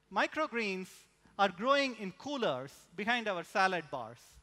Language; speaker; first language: English; non-native, local second language; Tamil